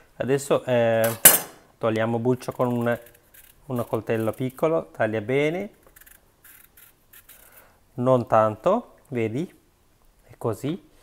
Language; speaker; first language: Italian; non-native, learner; Sinhala